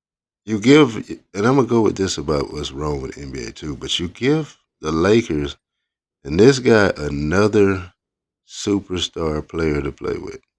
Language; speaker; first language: English; native; English